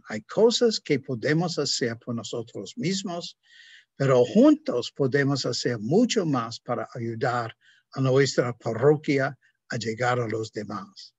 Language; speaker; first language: Spanish; non-native, fluent; English